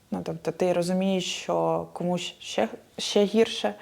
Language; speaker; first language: Ukrainian; native; Ukrainian